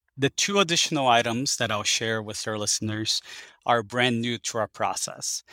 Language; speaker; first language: English; early bilingual, other home language; Portuguese